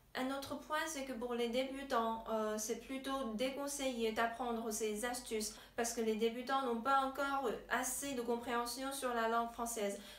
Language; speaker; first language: French; non-native, fluent; Chinese